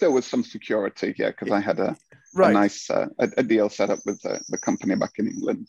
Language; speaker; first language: English; native; English